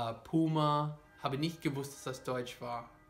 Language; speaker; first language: German; non-native, fluent; English